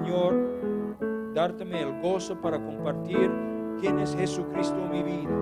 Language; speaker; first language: Spanish; non-native, learner; English